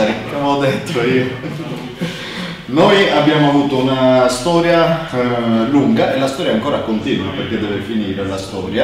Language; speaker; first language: Italian; native; Italian